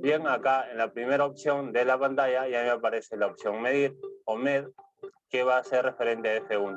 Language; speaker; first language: Spanish; native; Spanish